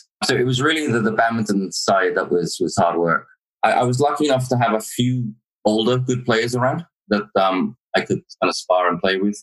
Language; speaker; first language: English; native; English